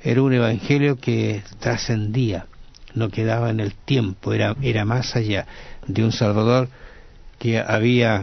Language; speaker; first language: Spanish; native; Spanish